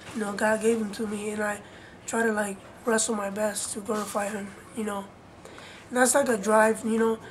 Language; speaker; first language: English; early bilingual, other home language; Spanish